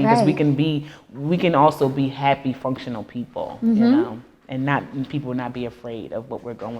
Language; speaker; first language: English; native; English